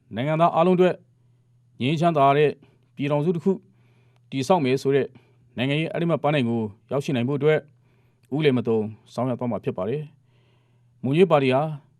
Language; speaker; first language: Burmese; non-native, local second language; Mon